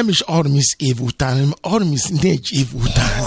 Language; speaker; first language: Hungarian; non-native, fluent; Yoruba